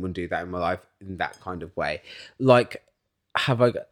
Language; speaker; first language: English; native; English